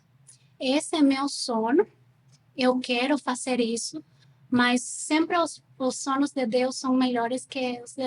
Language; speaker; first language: Portuguese; non-native, fluent; Spanish